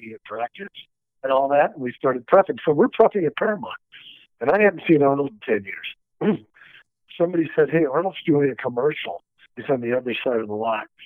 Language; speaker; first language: English; native; English